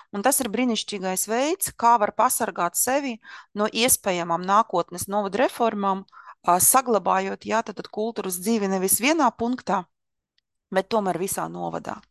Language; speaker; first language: Latvian; non-native, local second language; Russian